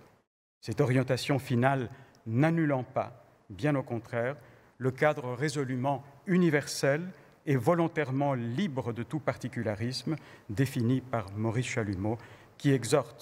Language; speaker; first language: French; native; French